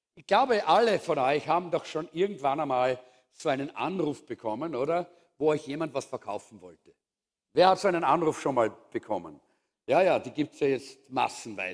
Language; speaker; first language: German; native; German